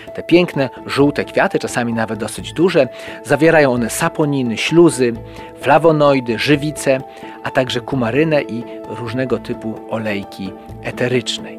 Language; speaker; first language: Polish; native; Polish